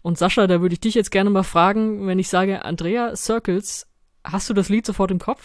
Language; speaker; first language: German; native; German